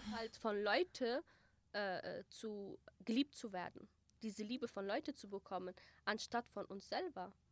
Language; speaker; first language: German; early bilingual, other home language; Kurdish